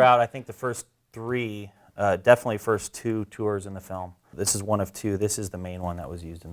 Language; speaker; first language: English; native; English